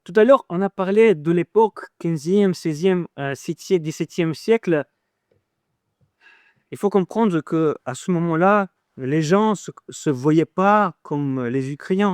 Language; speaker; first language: French; non-native, fluent; Ukrainian